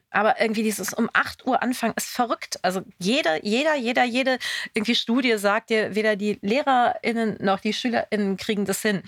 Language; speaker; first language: German; native; German